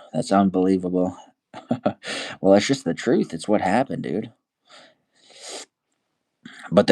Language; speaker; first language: English; native; English